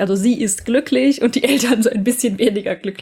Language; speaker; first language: German; native; German